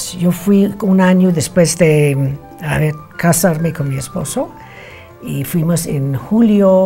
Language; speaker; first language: Spanish; non-native, fluent; English